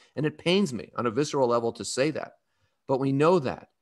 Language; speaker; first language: English; native; English